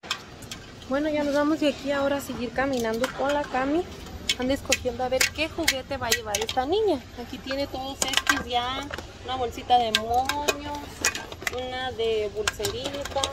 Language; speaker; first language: Spanish; native; Spanish